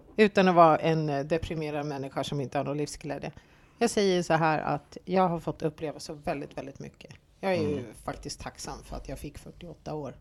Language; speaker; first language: Swedish; early bilingual, other home language; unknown